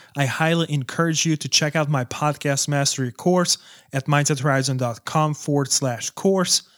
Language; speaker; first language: English; non-native, fluent; Hungarian